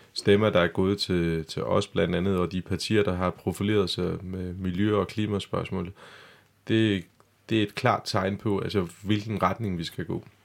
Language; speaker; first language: Danish; non-native, fluent; Turkish